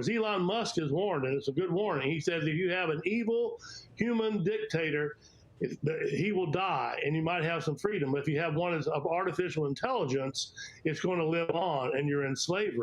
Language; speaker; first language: English; native; English